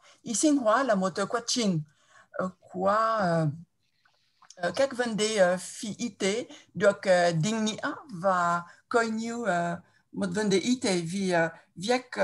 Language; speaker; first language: Vietnamese; non-native, fluent; French